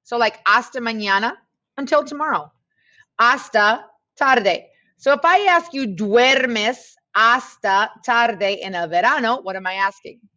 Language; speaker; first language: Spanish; non-native, fluent; English